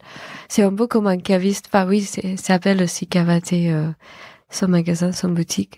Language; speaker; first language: French; non-native, fluent; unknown